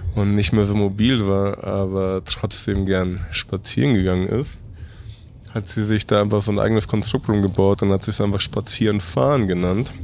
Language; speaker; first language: German; non-native, fluent; Spanish